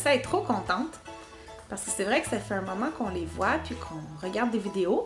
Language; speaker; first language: French; native; French